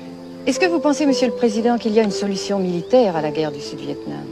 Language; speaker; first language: French; native; French